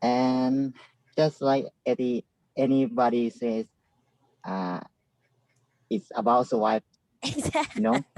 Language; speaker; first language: English; non-native, learner; Thai